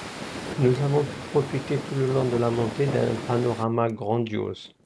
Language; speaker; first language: French; native; French